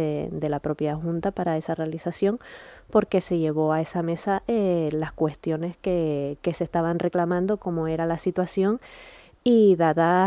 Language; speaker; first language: Spanish; native; Spanish